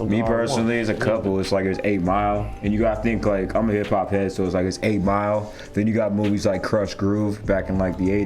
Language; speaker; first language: English; native; English